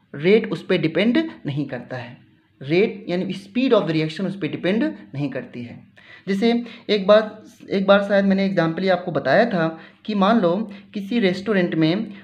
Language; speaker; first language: Hindi; native; Hindi